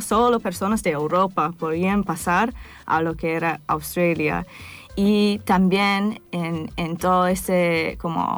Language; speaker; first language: Spanish; non-native, fluent; English